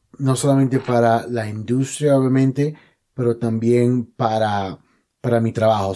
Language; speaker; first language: Spanish; native; Spanish